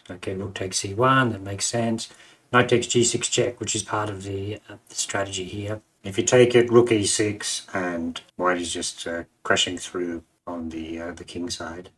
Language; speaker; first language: English; native; English